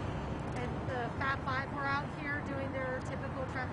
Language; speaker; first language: English; native; English